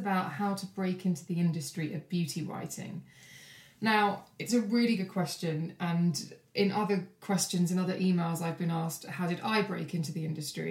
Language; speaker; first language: English; native; English